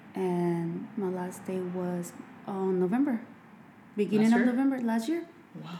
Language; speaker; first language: English; non-native, fluent; Spanish